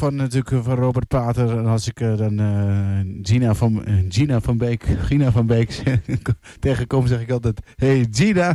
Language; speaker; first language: Dutch; native; Dutch